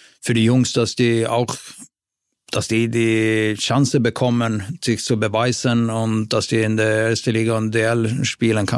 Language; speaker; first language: German; non-native, fluent; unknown